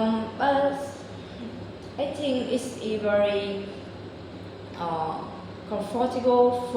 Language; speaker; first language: English; non-native, learner; Vietnamese